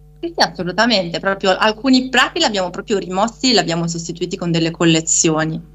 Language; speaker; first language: Italian; native; Italian